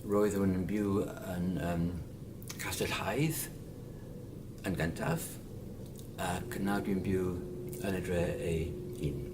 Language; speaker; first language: Welsh; non-native, learner; English